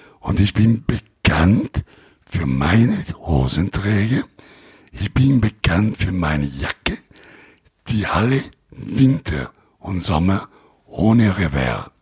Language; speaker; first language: German; non-native, learner; Italian